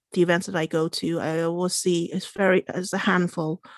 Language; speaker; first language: English; native; English